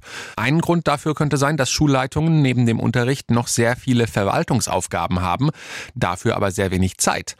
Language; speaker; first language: German; native; German